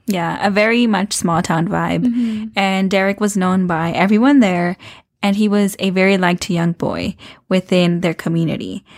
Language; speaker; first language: English; early bilingual, other home language; Spanish